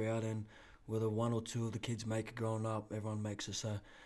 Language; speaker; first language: English; native; English